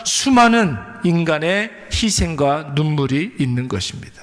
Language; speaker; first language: Korean; native; Korean